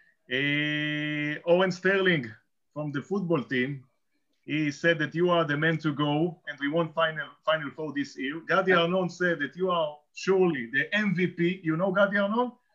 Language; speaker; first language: English; non-native, learner; Hebrew